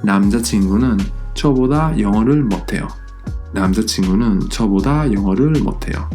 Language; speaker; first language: Korean; non-native, fluent; Spanish